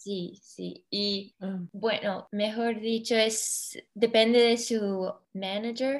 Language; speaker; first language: Spanish; early bilingual, heritage; English